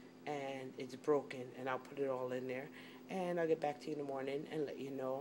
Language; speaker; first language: English; native; English